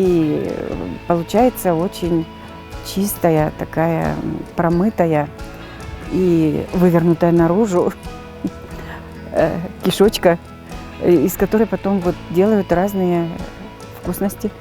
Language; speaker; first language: Russian; native; Russian